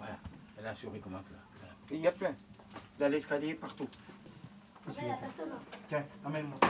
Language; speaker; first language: French; native; French